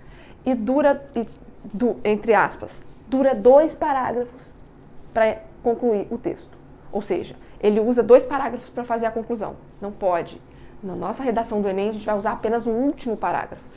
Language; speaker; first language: Portuguese; native; Portuguese